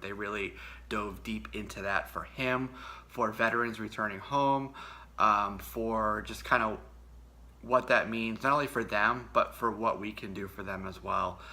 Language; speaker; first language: English; native; English